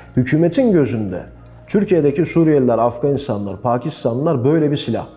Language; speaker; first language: Turkish; native; Turkish